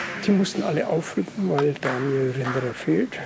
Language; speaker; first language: German; native; German